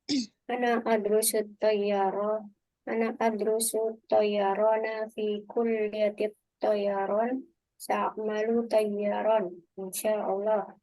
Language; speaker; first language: Arabic; non-native, learner; Indonesian